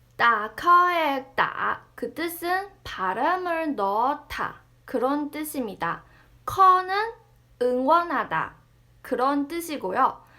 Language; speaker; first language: Korean; non-native, fluent; Chinese